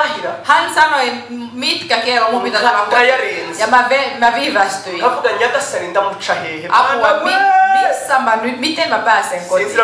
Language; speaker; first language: Finnish; non-native, fluent; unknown